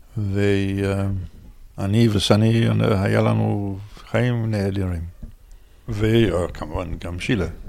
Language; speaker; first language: Hebrew; non-native, fluent; English